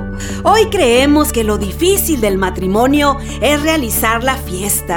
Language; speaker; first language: Spanish; native; Spanish